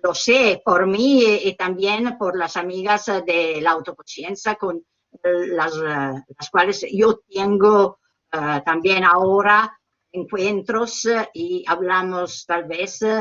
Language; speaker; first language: Spanish; non-native, learner; Italian